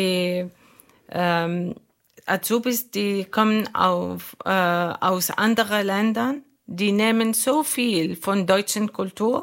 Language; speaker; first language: German; non-native, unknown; Arabic